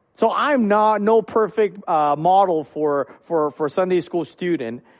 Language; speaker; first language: English; non-native, local second language; Cantonese